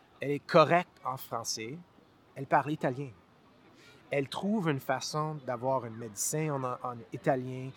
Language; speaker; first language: French; non-native, local second language; English